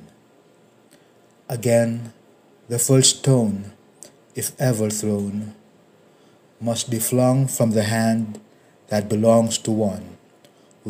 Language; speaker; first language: English; non-native, local second language; Filipino